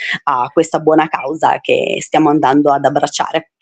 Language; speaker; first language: Italian; native; Italian